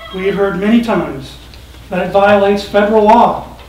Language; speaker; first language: English; native; English